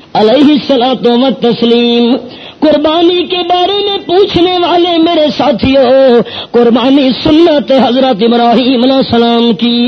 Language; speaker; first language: Urdu; non-native, local second language; Pashto